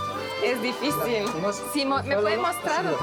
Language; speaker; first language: Spanish; non-native, learner; French